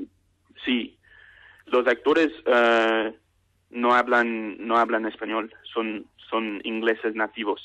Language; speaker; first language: Spanish; non-native, learner; English